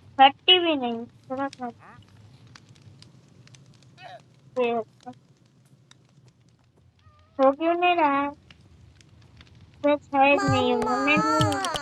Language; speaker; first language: Hindi; non-native, local second language; Bangla